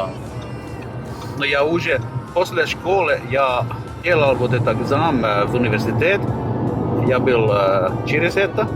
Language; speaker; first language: Russian; non-native, learner; Finnish